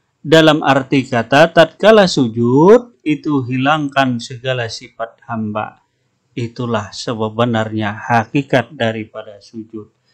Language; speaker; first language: Indonesian; non-native, local second language; Banjar